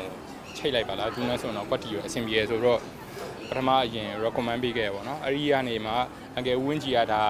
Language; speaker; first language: Burmese; native; Burmese